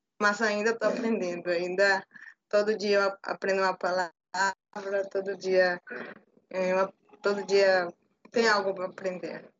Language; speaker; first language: Portuguese; non-native, fluent; Spanish